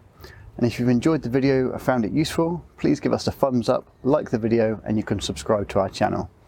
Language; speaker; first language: English; native; English